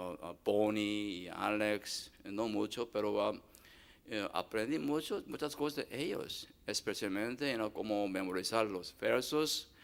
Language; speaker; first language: Spanish; non-native, learner; Korean